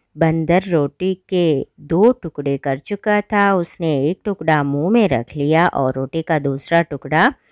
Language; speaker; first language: Hindi; non-native, local second language; Malayalam